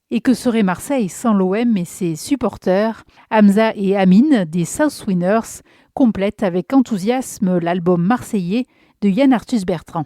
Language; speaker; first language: French; native; French